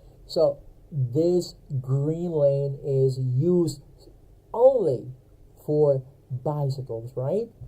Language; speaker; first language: English; non-native, fluent; Filipino